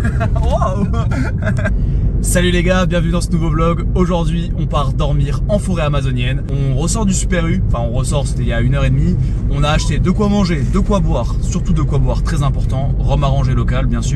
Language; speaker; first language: French; native; French